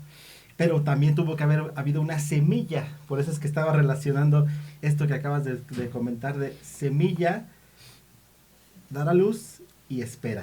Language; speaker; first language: Spanish; native; Spanish